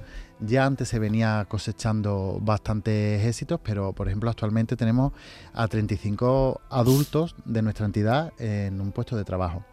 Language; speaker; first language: Spanish; native; Spanish